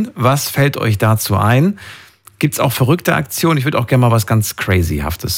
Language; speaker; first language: German; native; German